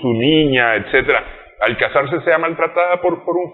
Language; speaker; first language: Spanish; native; Spanish